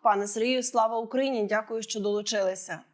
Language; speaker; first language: Ukrainian; native; Ukrainian